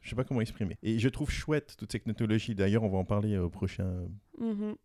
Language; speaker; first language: French; native; French